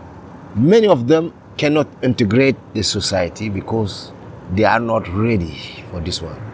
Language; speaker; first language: English; non-native, learner; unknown